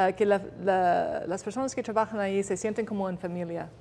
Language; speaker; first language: Spanish; non-native, fluent; English